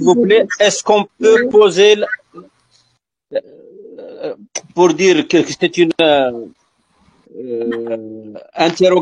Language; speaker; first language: French; non-native, local second language; Arabic